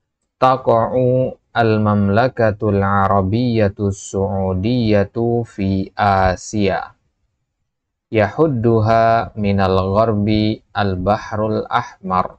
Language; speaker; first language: Arabic; non-native, fluent; Indonesian